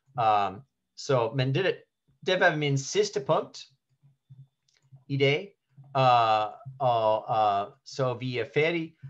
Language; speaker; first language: Danish; non-native, learner; English